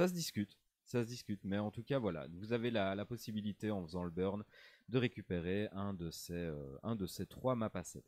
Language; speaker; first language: French; native; French